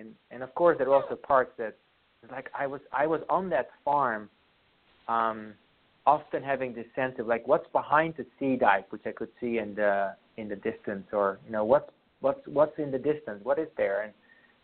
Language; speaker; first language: English; non-native, fluent; Western Frisian